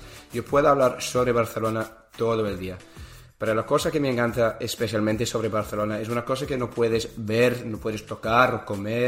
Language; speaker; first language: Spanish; non-native, learner; English